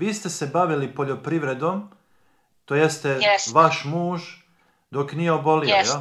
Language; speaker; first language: Croatian; native; Croatian